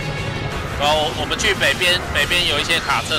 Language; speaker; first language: Chinese; native; Chinese